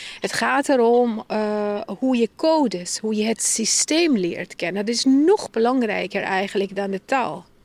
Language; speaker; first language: Dutch; non-native, fluent; Persian